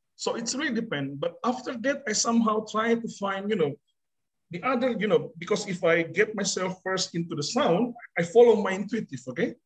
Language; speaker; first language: English; non-native, fluent; Indonesian